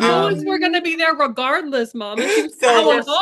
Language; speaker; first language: English; native; English